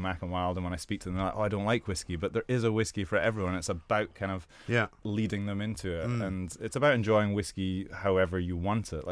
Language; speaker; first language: English; native; English